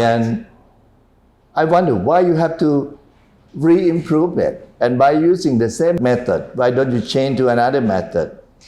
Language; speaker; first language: English; non-native, fluent; Thai